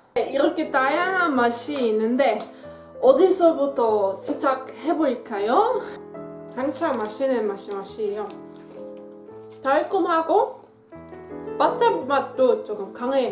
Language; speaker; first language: Korean; non-native, fluent; Dutch